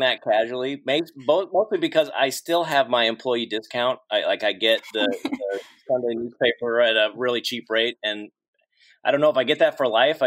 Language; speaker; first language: English; native; English